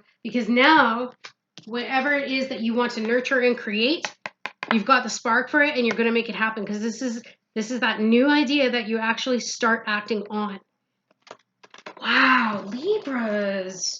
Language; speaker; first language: English; native; English